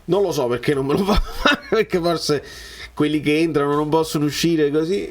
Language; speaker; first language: Italian; native; Italian